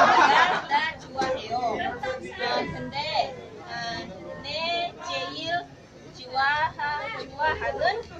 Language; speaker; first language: Korean; non-native, learner; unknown